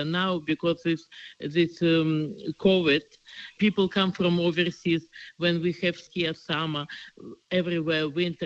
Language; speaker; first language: English; non-native, learner; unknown